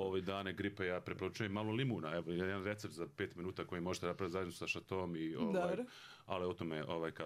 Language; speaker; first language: Serbian; native; Serbian